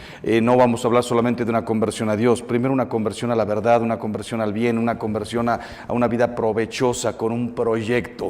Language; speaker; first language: Spanish; native; Spanish